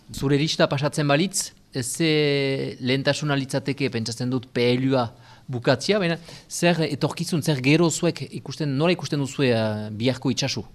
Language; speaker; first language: Basque; native; Basque